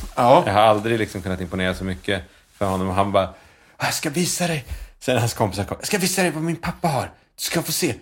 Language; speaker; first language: Swedish; native; Swedish